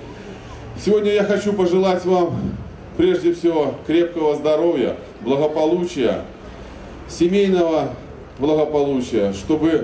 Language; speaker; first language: Russian; native; Russian